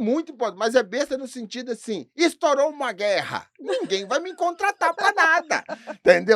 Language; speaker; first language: Portuguese; native; Portuguese